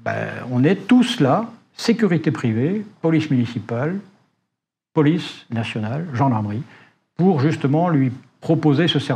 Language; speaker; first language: French; native; French